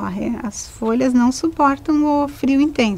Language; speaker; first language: Portuguese; native; Portuguese